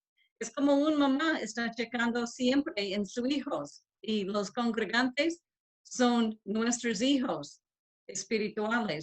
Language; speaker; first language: Spanish; non-native, learner; English